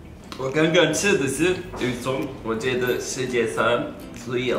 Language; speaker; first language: Chinese; non-native, fluent; Turkish